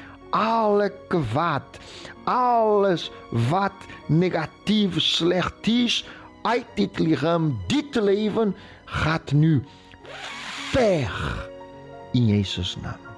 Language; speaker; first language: Dutch; non-native, fluent; Portuguese